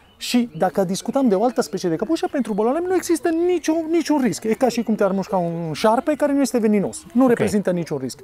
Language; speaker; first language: Romanian; non-native, fluent; Italian